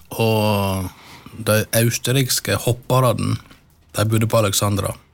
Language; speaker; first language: Norwegian; native; Norwegian